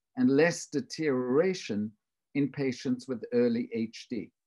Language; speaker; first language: English; native; English